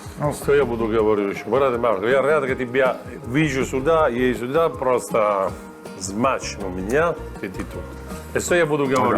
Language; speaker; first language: Russian; non-native, learner; Italian